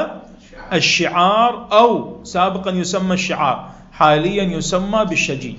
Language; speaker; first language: Arabic; native; Arabic